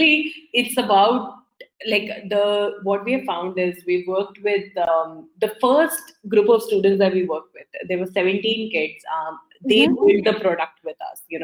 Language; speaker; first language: English; non-native, local second language; Hindi